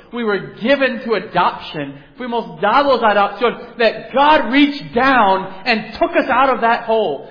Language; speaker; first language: English; native; English